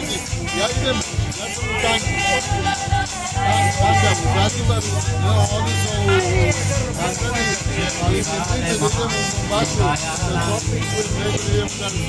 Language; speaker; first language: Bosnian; non-native, learner; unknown